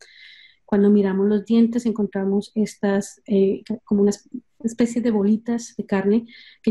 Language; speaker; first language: Spanish; native; Spanish